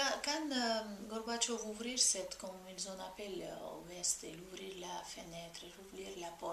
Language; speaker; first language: French; non-native, fluent; Georgian